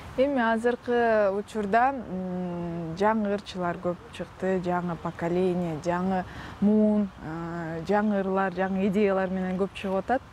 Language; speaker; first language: Kyrgyz; non-native, local second language; Russian